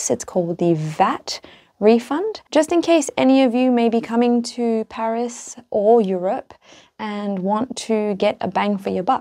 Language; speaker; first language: English; native; English